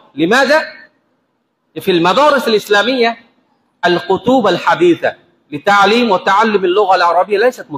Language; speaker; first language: Arabic; non-native, fluent; Bangla